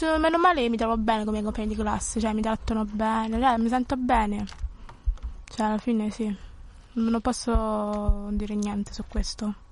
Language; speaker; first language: Italian; early bilingual, other home language; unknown